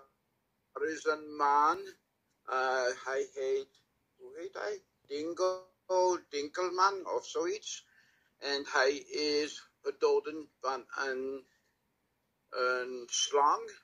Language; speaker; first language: Dutch; non-native, learner; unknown